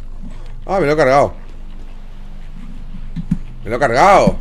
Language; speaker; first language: Spanish; native; Spanish